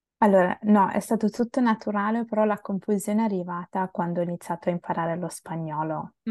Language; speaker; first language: Italian; early bilingual, other home language; Bangla